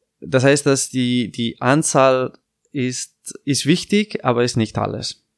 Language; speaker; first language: German; non-native, fluent; Italian